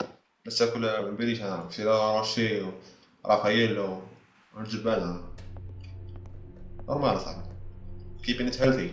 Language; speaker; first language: Arabic; native; Arabic